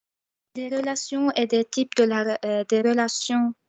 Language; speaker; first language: French; non-native, learner; Arabic